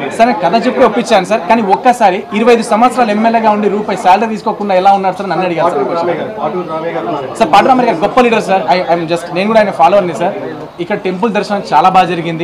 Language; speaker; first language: Telugu; native; Telugu